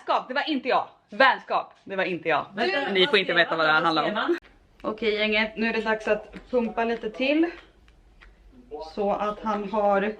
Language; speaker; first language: Swedish; native; Swedish